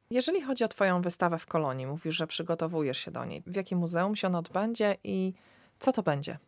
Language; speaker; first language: Polish; native; Polish